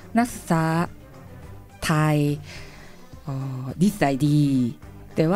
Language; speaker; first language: Thai; non-native, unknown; Korean